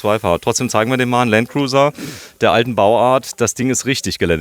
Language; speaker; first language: German; native; German